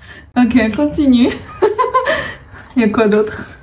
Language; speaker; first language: French; non-native, fluent; Chinese